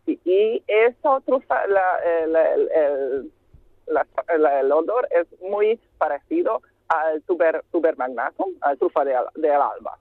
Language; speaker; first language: Spanish; non-native, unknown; Hungarian